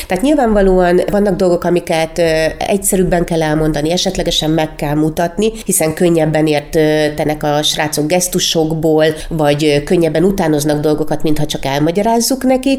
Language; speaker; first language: Hungarian; native; Hungarian